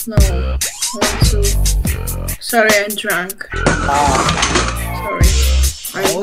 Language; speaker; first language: English; non-native, learner; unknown